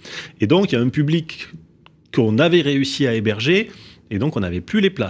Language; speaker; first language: French; native; French